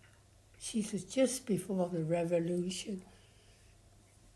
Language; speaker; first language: English; non-native, fluent; Chinese